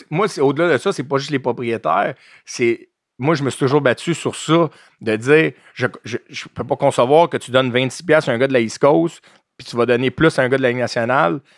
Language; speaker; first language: French; native; French